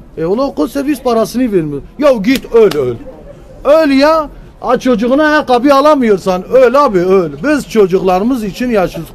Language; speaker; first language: Turkish; non-native, local second language; Kurdish